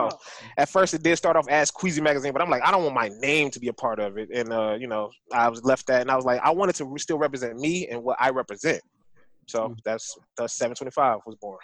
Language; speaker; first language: English; native; English